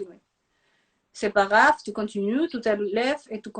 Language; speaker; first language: French; non-native, fluent; Spanish